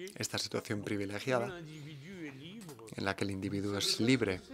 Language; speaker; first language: Spanish; non-native, fluent; German